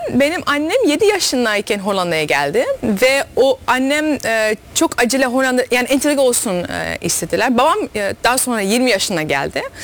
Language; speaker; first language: Turkish; early bilingual, heritage; Turkish